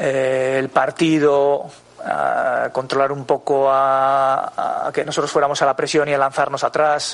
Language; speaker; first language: Spanish; native; Spanish